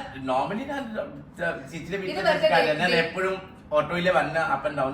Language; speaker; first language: Malayalam; non-native, local second language; Assamese